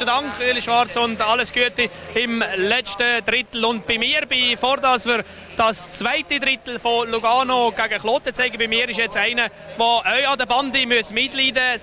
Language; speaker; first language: German; native; German